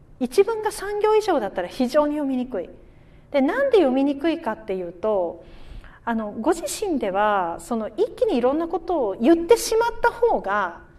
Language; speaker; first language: Japanese; native; Japanese